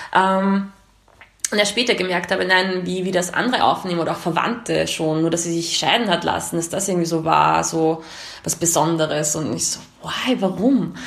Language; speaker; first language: German; early bilingual, other home language; Hungarian